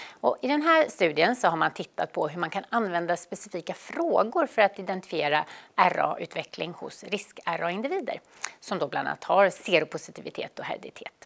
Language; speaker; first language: Swedish; native; Swedish